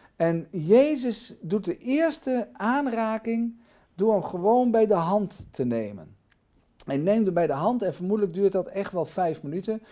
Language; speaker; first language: Dutch; native; Dutch